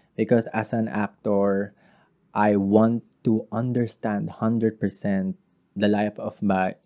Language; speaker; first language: English; non-native, local second language; Filipino